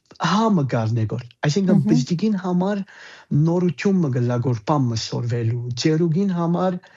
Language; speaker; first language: Armenian; early bilingual, heritage; Armenian